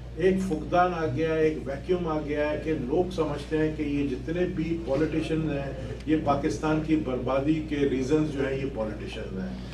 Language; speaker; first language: Urdu; non-native, local second language; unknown